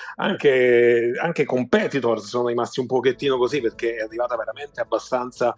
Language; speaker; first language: Italian; native; Italian